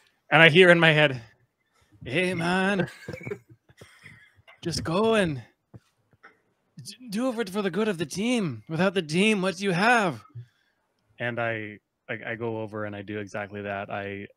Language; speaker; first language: English; native; English